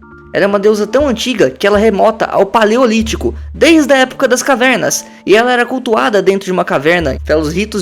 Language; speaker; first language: Portuguese; native; Portuguese